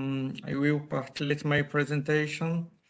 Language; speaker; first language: English; non-native, learner; Portuguese